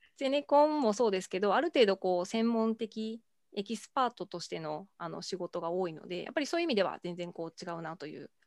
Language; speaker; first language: Japanese; native; Japanese